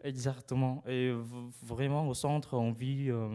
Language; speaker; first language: French; non-native, fluent; Khmer